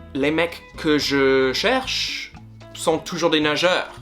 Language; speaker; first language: French; non-native, fluent; English